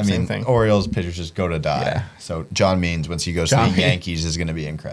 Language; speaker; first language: English; native; English